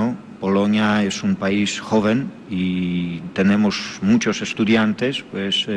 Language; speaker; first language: Spanish; non-native, fluent; Polish